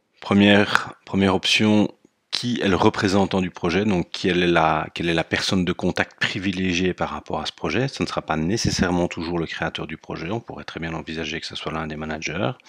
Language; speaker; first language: French; native; French